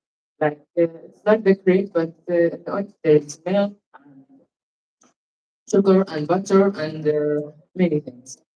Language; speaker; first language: English; non-native, learner; Arabic